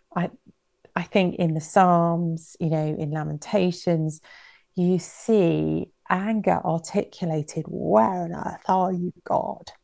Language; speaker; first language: English; native; English